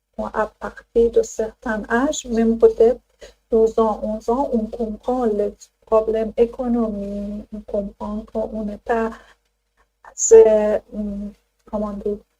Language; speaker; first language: French; non-native, learner; Persian